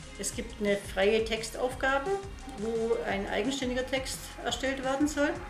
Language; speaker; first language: German; non-native, fluent; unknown